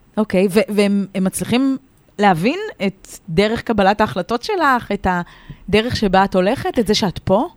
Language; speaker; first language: Hebrew; native; Hebrew